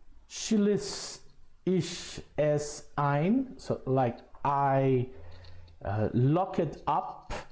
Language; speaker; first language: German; non-native, fluent; Portuguese